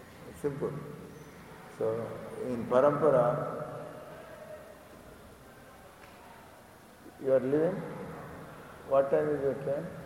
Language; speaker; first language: English; non-native, local second language; Telugu